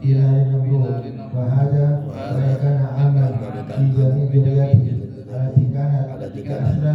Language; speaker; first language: Arabic; non-native, fluent; Indonesian